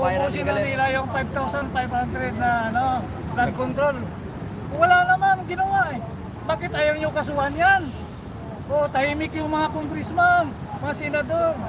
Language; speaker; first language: Filipino; native; Filipino